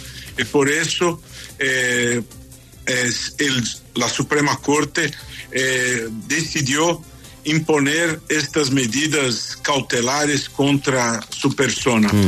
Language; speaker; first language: Spanish; non-native, fluent; Portuguese